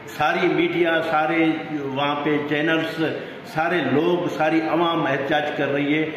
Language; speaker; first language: Urdu; non-native, local second language; Sindhi